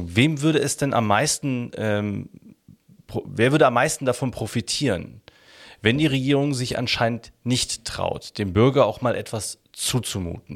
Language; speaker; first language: German; native; German